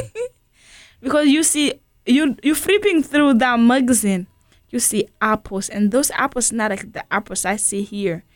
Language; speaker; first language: English; early bilingual, other home language; Rundi